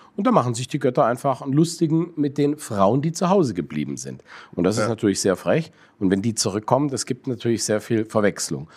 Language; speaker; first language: German; native; German